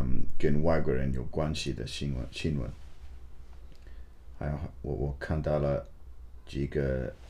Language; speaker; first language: Chinese; non-native, learner; English